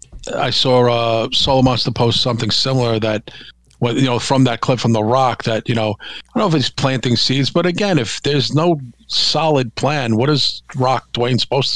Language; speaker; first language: English; native; English